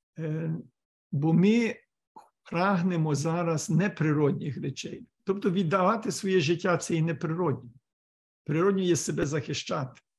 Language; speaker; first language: Ukrainian; early bilingual, heritage; Ukrainian